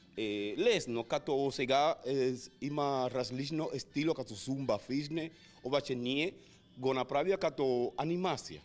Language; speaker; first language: Bulgarian; non-native, learner; Spanish